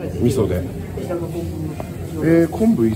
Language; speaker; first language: Japanese; native; Japanese